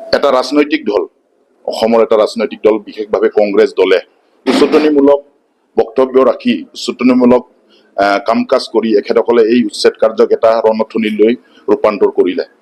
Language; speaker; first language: Assamese; non-native, local second language; Mising